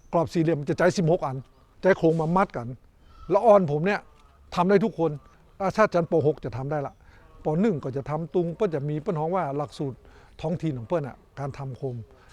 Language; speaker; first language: Thai; native; Thai